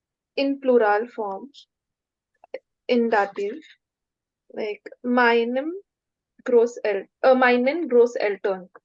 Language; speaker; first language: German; non-native, learner; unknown